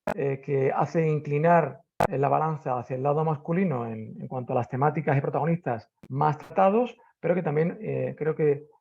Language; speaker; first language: Spanish; native; Spanish